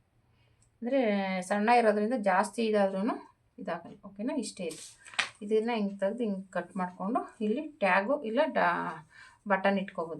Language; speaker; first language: Kannada; native; Kannada